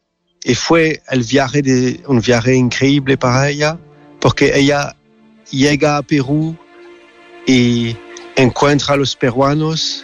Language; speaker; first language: Spanish; non-native, learner; French